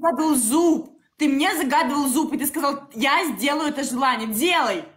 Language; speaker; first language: Russian; native; Russian